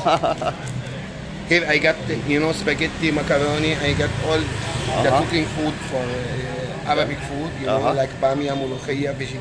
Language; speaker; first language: English; non-native, learner; Arabic